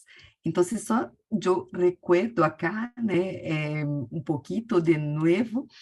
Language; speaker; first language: Spanish; non-native, learner; Portuguese